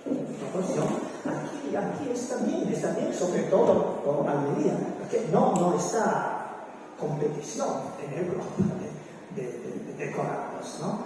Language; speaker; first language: Spanish; non-native, learner; Italian